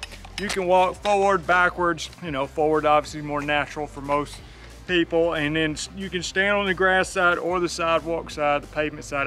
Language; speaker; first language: English; native; English